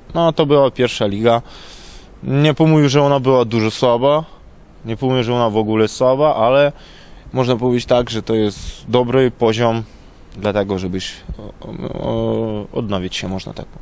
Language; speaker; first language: Polish; non-native, learner; Ukrainian